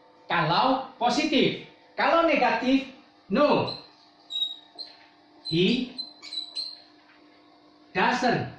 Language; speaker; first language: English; non-native, fluent; Indonesian